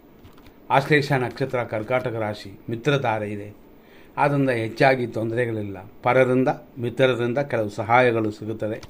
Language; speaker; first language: Kannada; native; Kannada